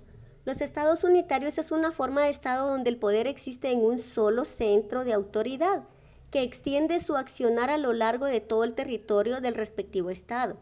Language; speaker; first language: Spanish; native; Spanish